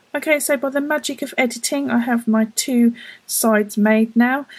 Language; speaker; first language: English; native; English